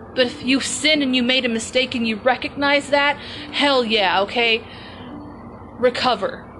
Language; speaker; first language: English; native; English